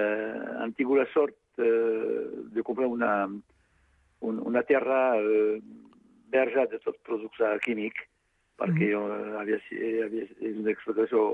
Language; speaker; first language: Catalan; non-native, fluent; French